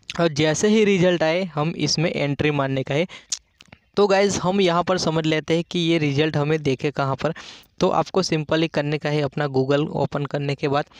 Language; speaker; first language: Hindi; non-native, local second language; Gujarati